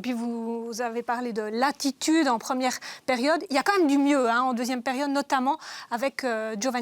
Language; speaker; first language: French; native; French